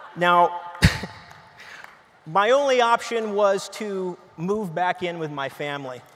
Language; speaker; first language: English; native; English